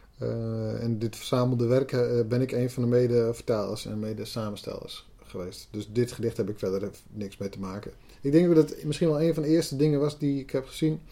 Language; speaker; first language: Dutch; non-native, local second language; Western Frisian